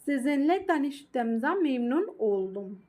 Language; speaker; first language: Turkish; non-native, learner; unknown